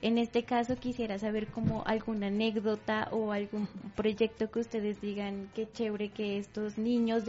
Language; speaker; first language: Spanish; native; Spanish